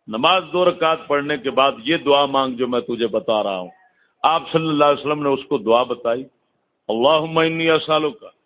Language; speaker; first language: Urdu; non-native, local second language; Punjabi